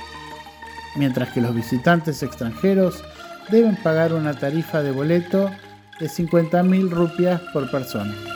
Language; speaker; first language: Spanish; non-native, fluent; Indonesian